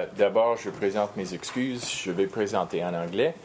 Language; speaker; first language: French; non-native, fluent; English